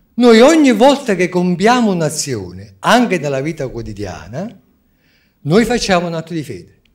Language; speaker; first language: Italian; native; Italian